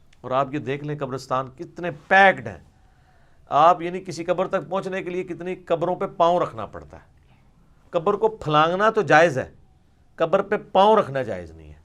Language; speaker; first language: Urdu; non-native, local second language; Punjabi